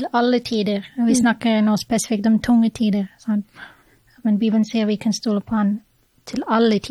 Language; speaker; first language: Norwegian; non-native, fluent; English